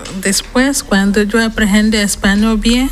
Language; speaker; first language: Spanish; non-native, learner; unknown